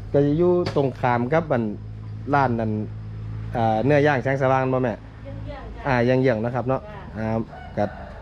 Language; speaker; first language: Thai; native; Thai